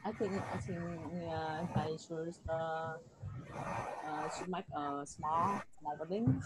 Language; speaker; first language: English; non-native, learner; Vietnamese